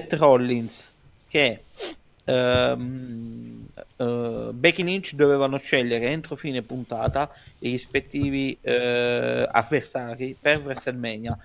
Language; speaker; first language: Italian; native; Italian